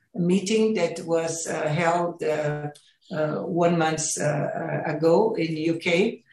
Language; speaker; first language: English; non-native, fluent; Portuguese